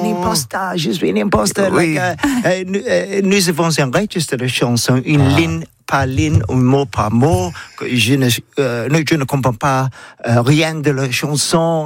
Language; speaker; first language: French; non-native, learner; English